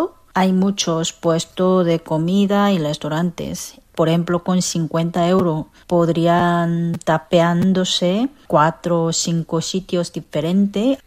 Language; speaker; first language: Spanish; non-native, learner; Korean